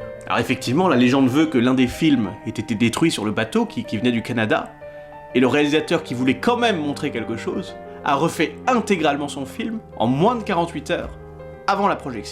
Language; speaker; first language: French; native; French